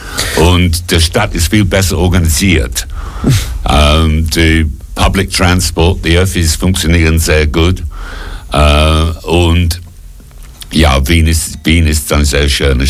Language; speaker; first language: German; non-native, fluent; English